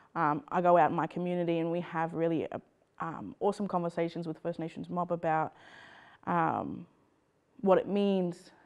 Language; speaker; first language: English; native; English